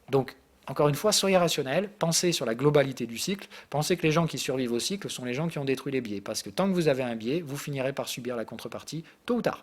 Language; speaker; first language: French; native; French